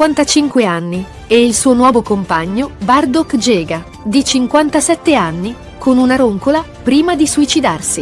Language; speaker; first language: Italian; native; Italian